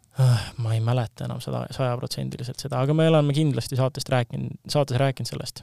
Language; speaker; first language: Estonian; native; Estonian